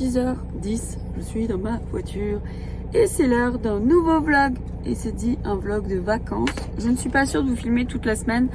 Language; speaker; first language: French; native; French